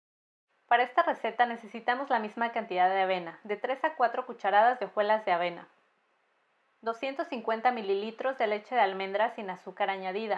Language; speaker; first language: Spanish; native; Spanish